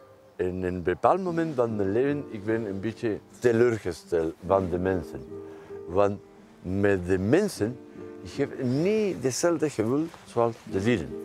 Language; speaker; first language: Dutch; non-native, learner; Spanish